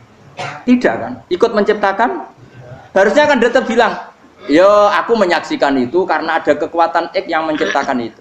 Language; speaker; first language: Indonesian; non-native, local second language; Javanese